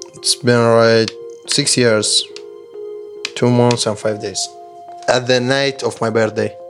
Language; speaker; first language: English; non-native, learner; Persian